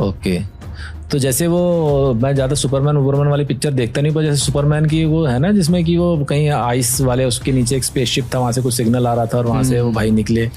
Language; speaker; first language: Hindi; native; Hindi